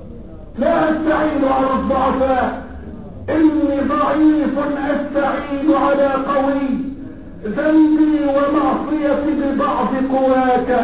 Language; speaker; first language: Arabic; native; Arabic